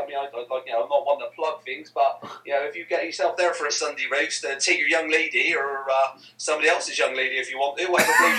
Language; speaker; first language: English; native; English